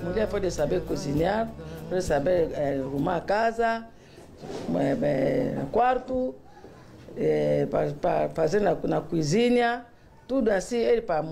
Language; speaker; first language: Portuguese; non-native, local second language; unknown